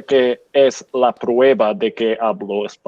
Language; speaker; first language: Spanish; non-native, learner; English